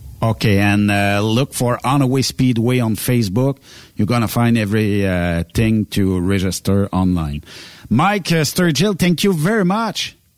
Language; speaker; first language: English; non-native, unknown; French